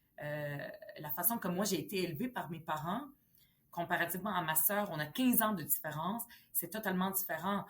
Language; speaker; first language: French; early bilingual, other home language; Arabic